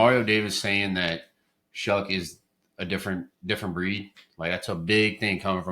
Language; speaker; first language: English; native; English